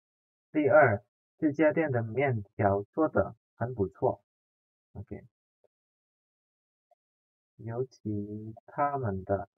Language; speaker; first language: Chinese; non-native, fluent; Indonesian